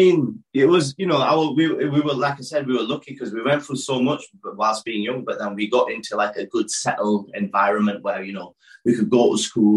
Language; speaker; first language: English; native; English